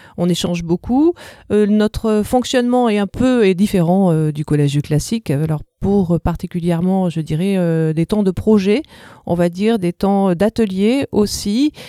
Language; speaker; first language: French; native; French